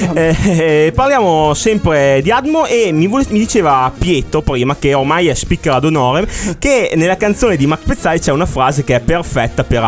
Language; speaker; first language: Italian; native; Italian